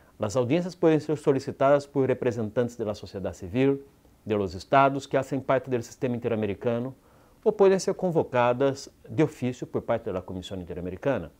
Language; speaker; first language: Portuguese; non-native, fluent; Spanish